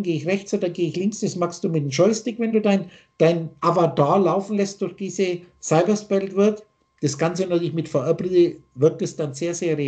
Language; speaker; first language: German; native; German